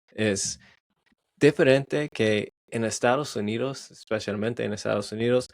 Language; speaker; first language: Spanish; non-native, learner; English